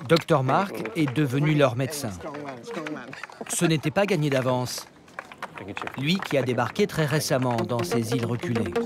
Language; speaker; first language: French; native; French